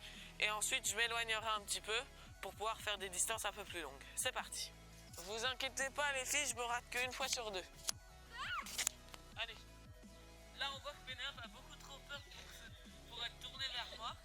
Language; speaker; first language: French; native; French